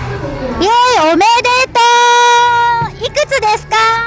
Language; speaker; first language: Japanese; native; Japanese